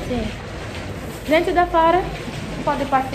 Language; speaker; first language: Italian; non-native, learner; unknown